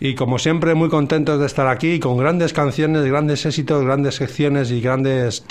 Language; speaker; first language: Spanish; native; Spanish